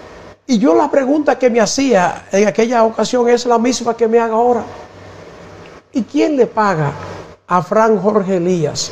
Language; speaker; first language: Spanish; native; Spanish